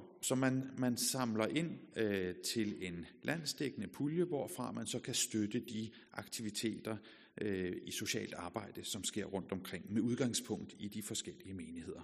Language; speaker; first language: Danish; native; Danish